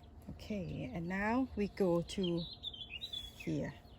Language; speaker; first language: English; non-native, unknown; Thai